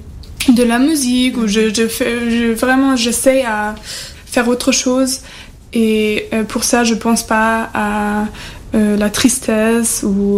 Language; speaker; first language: French; non-native, fluent; German